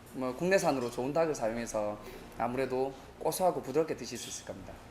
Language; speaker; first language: Korean; native; Korean